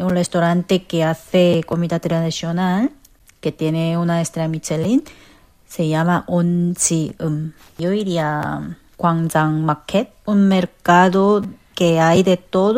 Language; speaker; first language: Spanish; non-native, fluent; Korean